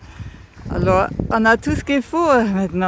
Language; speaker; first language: French; non-native, fluent; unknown